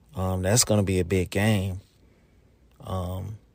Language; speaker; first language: English; native; English